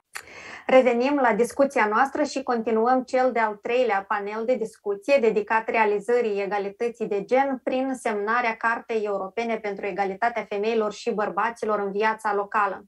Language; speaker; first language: Romanian; native; Romanian